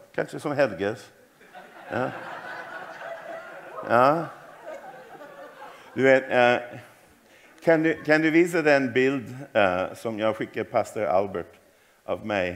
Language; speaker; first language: Swedish; non-native, fluent; English